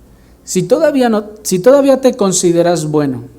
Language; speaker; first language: Spanish; native; Spanish